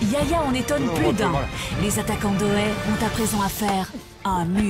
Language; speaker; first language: French; native; French